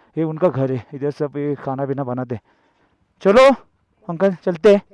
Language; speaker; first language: Hindi; non-native, local second language; Marathi